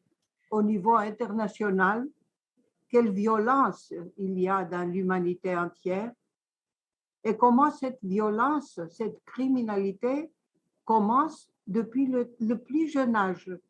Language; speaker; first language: French; non-native, fluent; Greek